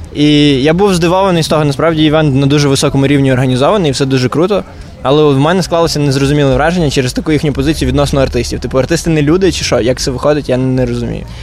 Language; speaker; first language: Ukrainian; native; Ukrainian